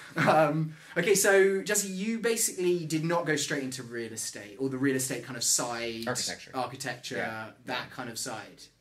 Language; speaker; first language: English; native; English